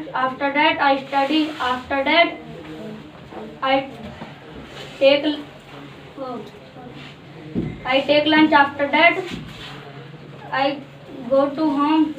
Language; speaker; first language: English; non-native, learner; Hindi